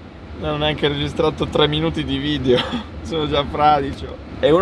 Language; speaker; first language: Italian; native; Italian